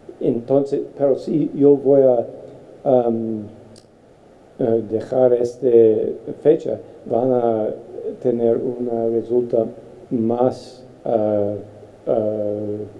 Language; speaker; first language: Spanish; non-native, fluent; English